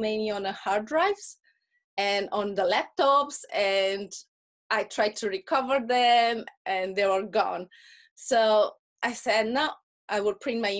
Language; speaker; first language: English; non-native, fluent; Russian